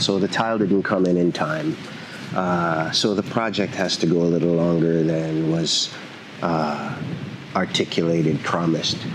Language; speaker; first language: English; native; English